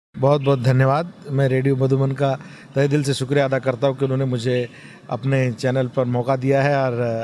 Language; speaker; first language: Hindi; non-native, local second language; Marathi